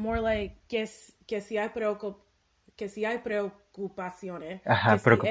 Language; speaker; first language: Spanish; early bilingual, heritage; Spanish